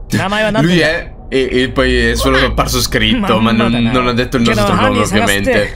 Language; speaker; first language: Italian; native; Italian